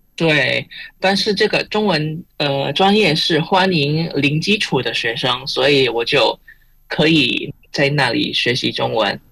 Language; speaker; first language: Chinese; non-native, fluent; Min Nan Chinese